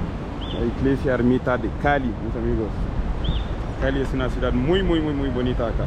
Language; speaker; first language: Spanish; non-native, learner; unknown